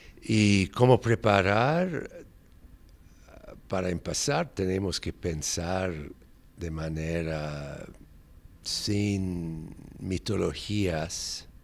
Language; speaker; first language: Spanish; non-native, fluent; English